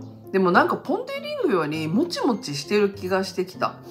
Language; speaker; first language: Japanese; native; Japanese